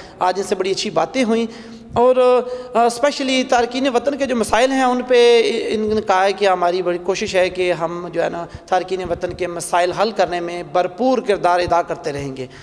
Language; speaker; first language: Urdu; non-native, local second language; Pahari-Potwari